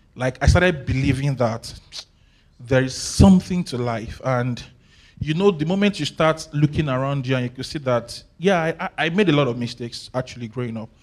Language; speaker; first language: English; non-native, local second language; Yoruba